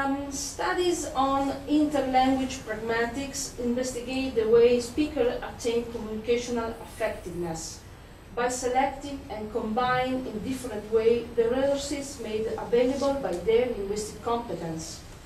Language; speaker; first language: English; non-native, fluent; Italian